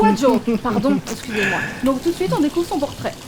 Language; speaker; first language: French; native; French